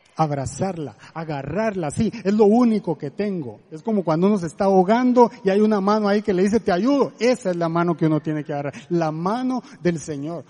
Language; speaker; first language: Spanish; native; Spanish